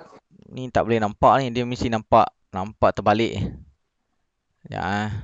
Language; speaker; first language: Malay; native; Malay